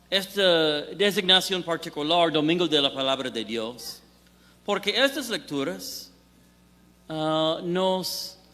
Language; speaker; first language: Spanish; non-native, fluent; English